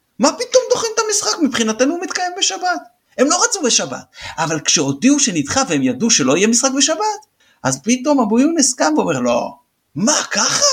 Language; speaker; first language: Hebrew; native; Hebrew